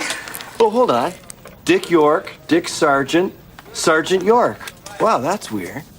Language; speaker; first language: English; native; English